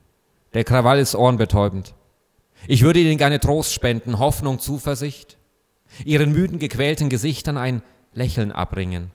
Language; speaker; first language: German; native; German